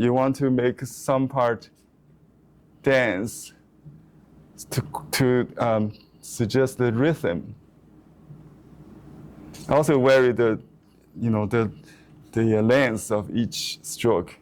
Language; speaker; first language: English; non-native, fluent; Chinese